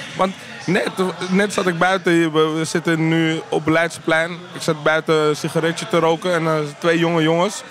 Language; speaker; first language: Dutch; native; Dutch